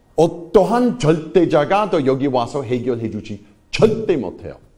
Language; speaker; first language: Korean; non-native, fluent; English